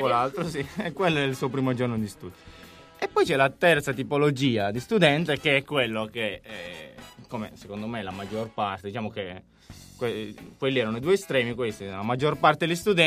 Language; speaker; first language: Italian; native; Italian